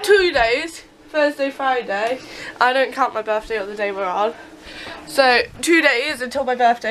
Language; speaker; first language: English; native; English